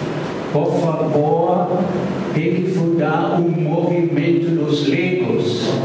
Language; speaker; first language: Portuguese; non-native, fluent; German